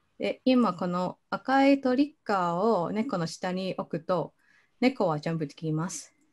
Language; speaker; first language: Japanese; non-native, fluent; Cantonese